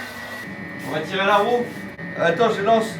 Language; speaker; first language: French; native; French